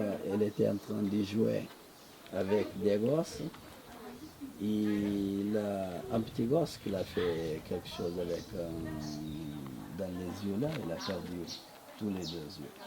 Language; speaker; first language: French; non-native, learner; Portuguese